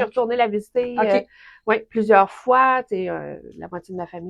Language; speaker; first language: French; native; French